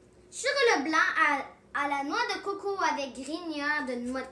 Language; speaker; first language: French; non-native, local second language; English